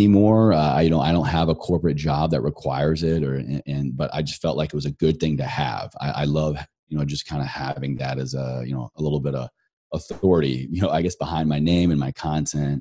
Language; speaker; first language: English; native; English